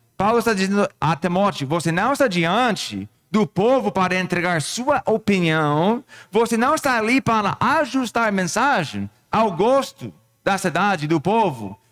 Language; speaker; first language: Portuguese; non-native, fluent; English